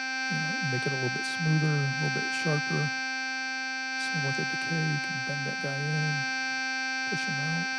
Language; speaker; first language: English; native; English